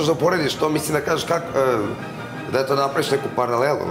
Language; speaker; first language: Serbian; native; Serbian